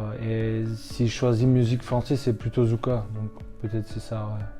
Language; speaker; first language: French; non-native, fluent; Slovenian